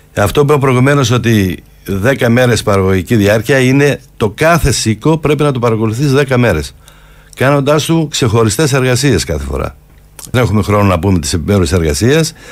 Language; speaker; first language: Greek; native; Greek